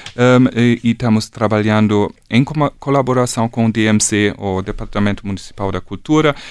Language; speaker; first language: Portuguese; non-native, fluent; German